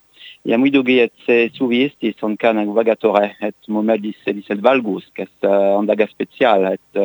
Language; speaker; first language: Estonian; non-native, learner; French